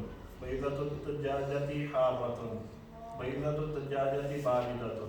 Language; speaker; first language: Arabic; non-native, fluent; Urdu